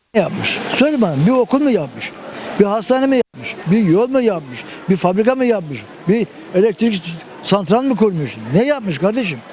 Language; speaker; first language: Turkish; native; Turkish